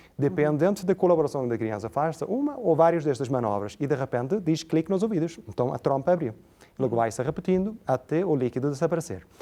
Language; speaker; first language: Portuguese; non-native, fluent; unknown